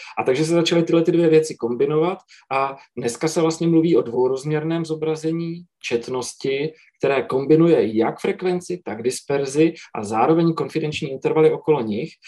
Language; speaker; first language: Czech; native; Czech